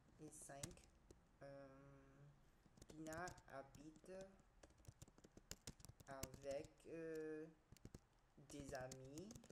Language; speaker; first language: French; non-native, fluent; Khmer